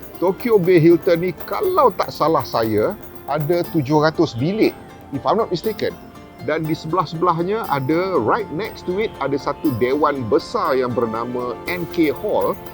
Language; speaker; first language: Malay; native; Malay